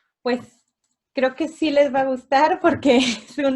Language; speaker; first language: Spanish; native; Spanish